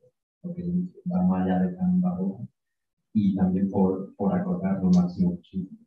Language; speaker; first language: Spanish; native; Spanish